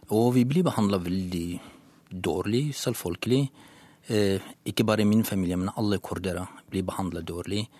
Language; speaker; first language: Norwegian; non-native, fluent; Kurdish